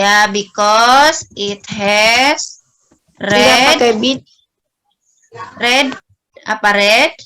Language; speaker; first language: English; non-native, learner; Indonesian